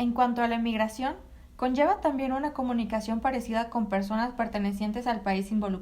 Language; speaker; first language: Spanish; native; Spanish